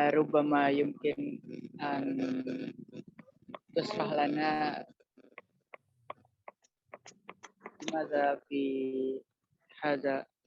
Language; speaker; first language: Arabic; non-native, learner; Indonesian